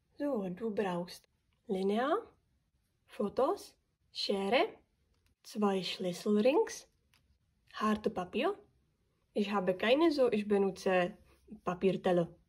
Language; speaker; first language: German; non-native, learner; Czech